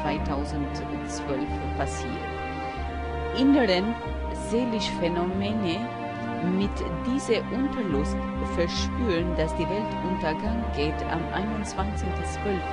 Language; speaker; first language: German; non-native, learner; Albanian